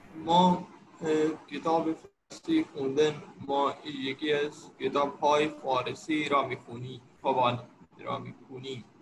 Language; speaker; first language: Persian; non-native, learner; Urdu